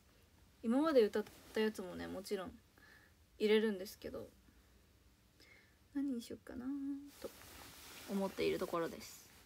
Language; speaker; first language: Japanese; native; Japanese